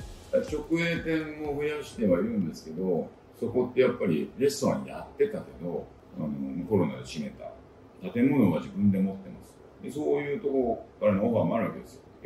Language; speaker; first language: Japanese; native; Japanese